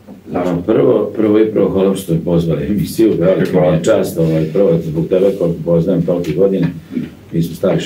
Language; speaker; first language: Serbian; non-native, local second language; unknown